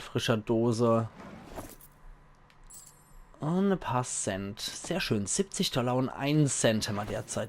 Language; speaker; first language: German; native; German